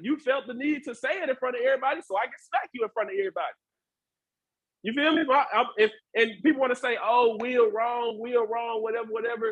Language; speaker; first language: English; native; English